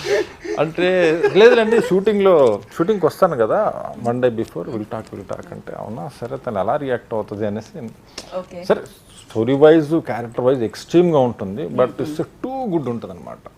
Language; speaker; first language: Telugu; native; Telugu